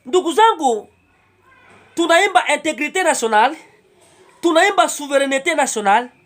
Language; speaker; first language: French; non-native, local second language; Swahili